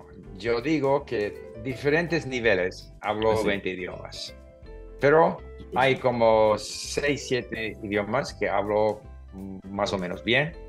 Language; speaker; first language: Spanish; non-native, fluent; English